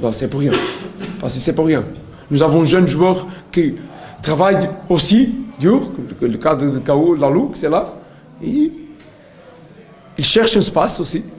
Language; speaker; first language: French; non-native, learner; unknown